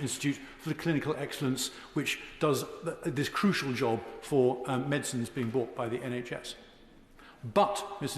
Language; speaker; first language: English; native; English